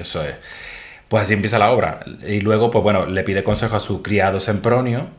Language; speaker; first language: Spanish; native; Spanish